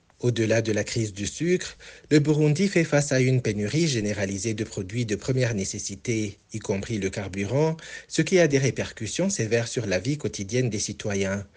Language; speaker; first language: French; non-native, local second language; Rundi